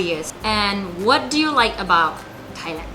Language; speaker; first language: English; non-native, fluent; Japanese